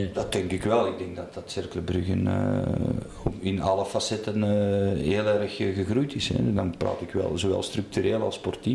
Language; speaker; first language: Dutch; native; Dutch